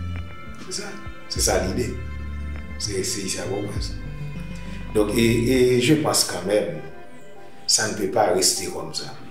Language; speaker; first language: French; non-native, local second language; Haitian Creole